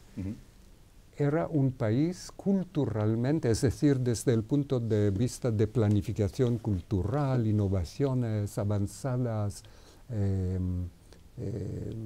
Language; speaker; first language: Spanish; non-native, fluent; Hebrew